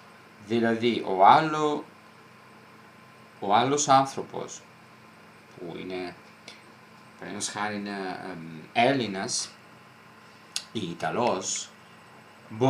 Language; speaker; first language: Greek; non-native, fluent; Italian